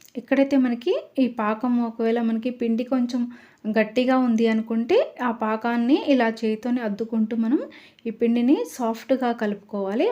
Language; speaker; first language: Telugu; non-native, local second language; Lambadi